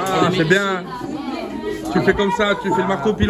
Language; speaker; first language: French; native; French